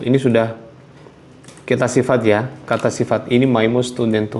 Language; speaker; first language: Indonesian; non-native, local second language; Javanese